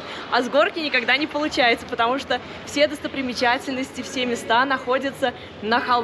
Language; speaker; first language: Russian; native; Russian